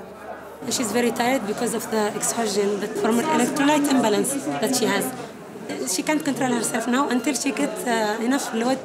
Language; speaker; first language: English; non-native, fluent; Arabic